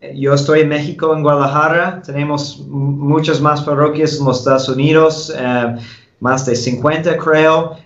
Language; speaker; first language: Spanish; non-native, fluent; English